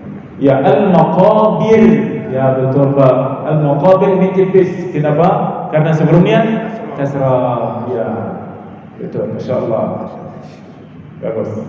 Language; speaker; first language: Indonesian; non-native, learner; Arabic